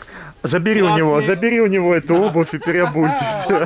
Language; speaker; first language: Russian; native; Russian